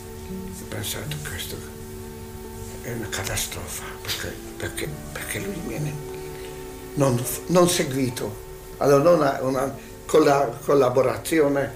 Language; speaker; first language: Italian; non-native, learner; Hungarian